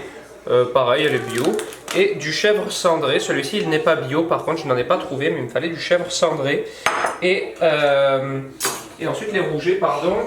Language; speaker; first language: French; native; French